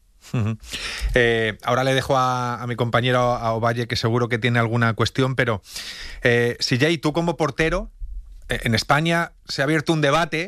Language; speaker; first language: Spanish; native; Spanish